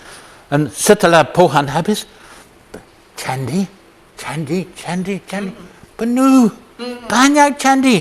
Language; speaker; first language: Indonesian; non-native, learner; English